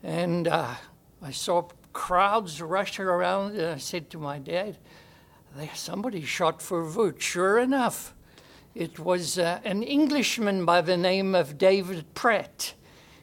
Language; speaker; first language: English; native; English